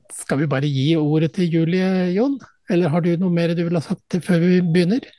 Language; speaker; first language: Norwegian; native; Norwegian